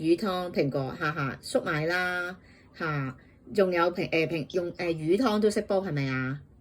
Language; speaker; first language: Cantonese; native; Cantonese